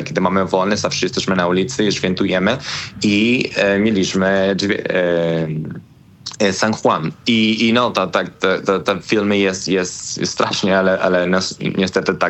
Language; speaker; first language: Polish; non-native, learner; Spanish